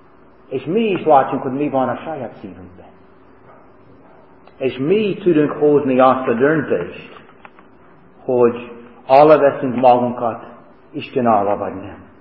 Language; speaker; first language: Hungarian; non-native, fluent; English